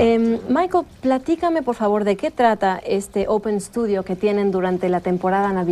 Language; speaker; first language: Spanish; native; Spanish